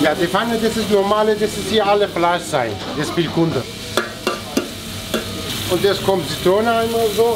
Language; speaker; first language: German; non-native, learner; Turkish